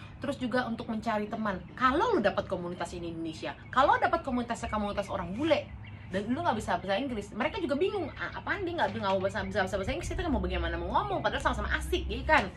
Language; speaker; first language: Indonesian; native; Indonesian